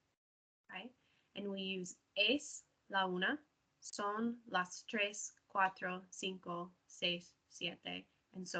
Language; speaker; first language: Spanish; non-native, learner; English